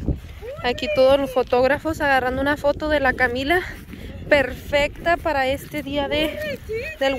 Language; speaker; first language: Spanish; native; Spanish